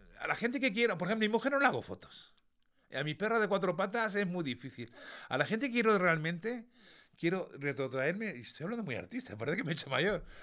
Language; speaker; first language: Spanish; early bilingual, other home language; English